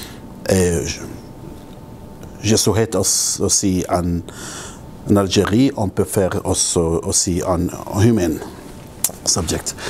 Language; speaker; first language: French; non-native, local second language; Arabic